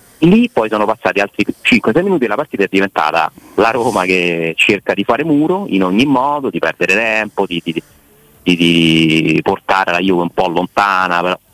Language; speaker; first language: Italian; native; Italian